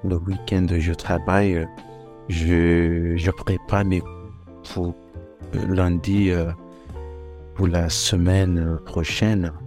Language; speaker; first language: French; non-native, fluent; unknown